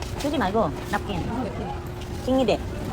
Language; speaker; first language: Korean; non-native, learner; Filipino